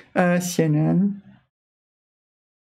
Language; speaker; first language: Chinese; non-native, fluent; English